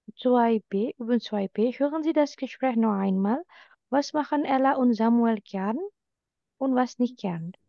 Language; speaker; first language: German; non-native, fluent; Indonesian